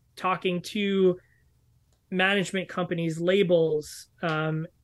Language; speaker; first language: English; native; English